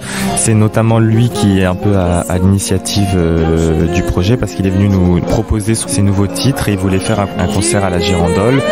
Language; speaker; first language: French; native; French